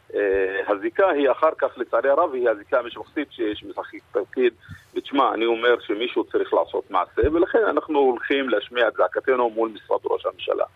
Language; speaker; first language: Hebrew; non-native, local second language; Arabic